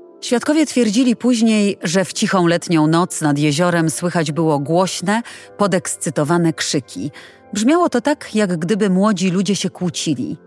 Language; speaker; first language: Polish; native; Polish